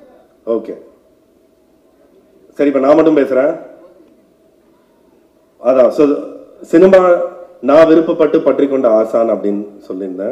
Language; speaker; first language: Tamil; native; Tamil